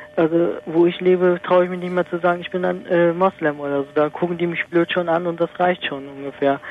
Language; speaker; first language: German; early bilingual, other home language; Turkish